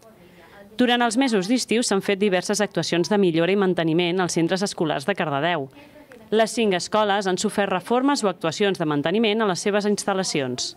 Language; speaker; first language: Catalan; native; Catalan